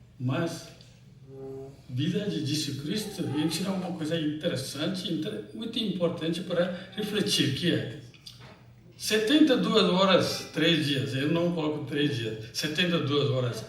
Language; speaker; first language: Portuguese; non-native, fluent; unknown